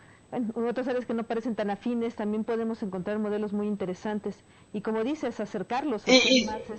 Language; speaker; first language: Spanish; native; Spanish